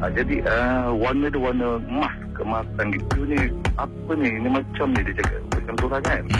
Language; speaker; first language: Malay; native; Malay